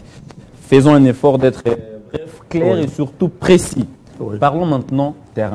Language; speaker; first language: French; non-native, local second language; Lingala